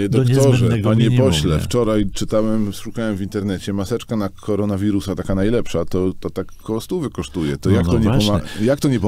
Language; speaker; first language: Polish; native; Polish